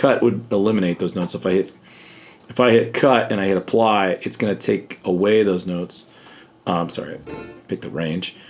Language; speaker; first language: English; native; English